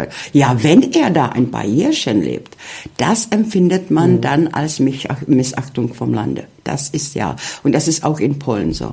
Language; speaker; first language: German; early bilingual, heritage; Czech